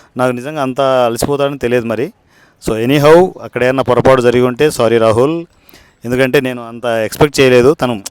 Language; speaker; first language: Telugu; native; Telugu